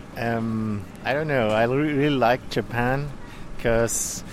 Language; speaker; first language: English; non-native, fluent; German